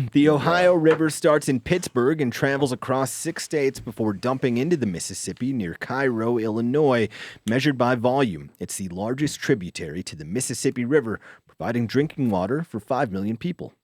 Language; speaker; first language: English; native; English